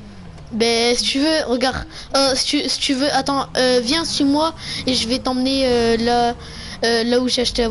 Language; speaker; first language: French; native; French